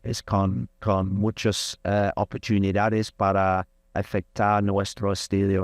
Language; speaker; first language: Spanish; non-native, learner; English